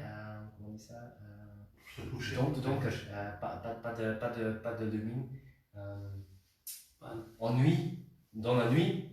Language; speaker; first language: French; non-native, learner; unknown